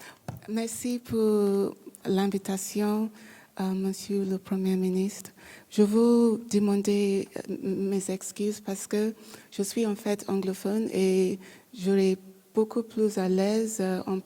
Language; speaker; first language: French; non-native, learner; English